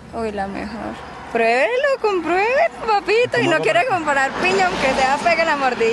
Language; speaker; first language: Spanish; native; Spanish